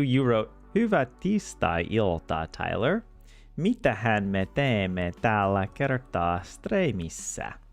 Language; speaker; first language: Finnish; non-native, learner; English